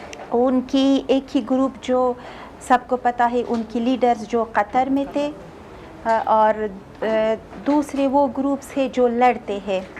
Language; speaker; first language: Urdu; non-native, fluent; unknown